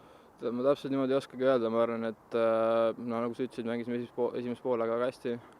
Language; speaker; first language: Estonian; non-native, local second language; Russian